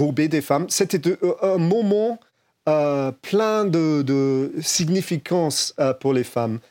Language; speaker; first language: French; non-native, fluent; English